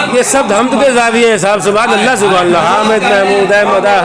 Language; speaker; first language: Urdu; native; Urdu